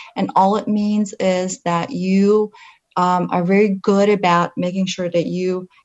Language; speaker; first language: English; non-native, fluent; Polish